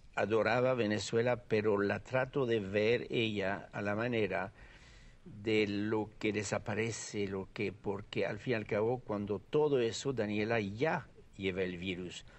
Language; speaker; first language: Spanish; non-native, fluent; French